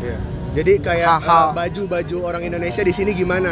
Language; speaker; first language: Indonesian; native; Indonesian